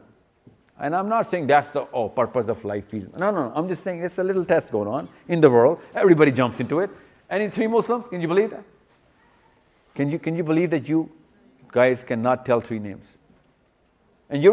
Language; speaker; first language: English; non-native, local second language; Urdu